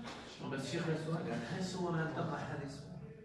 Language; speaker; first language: Arabic; native; Arabic